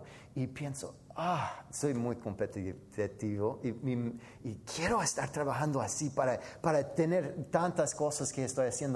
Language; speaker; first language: Spanish; non-native, fluent; English